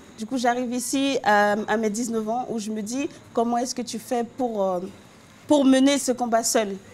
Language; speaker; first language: French; non-native, local second language; Haitian Creole